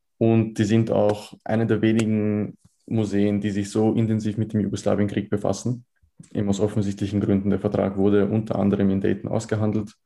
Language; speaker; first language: German; early bilingual, other home language; Bosnian